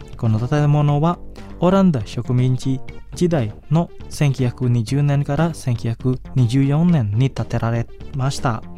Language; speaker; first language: Japanese; non-native, fluent; Indonesian